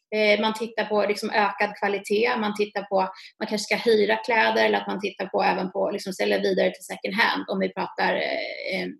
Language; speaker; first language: Swedish; native; Swedish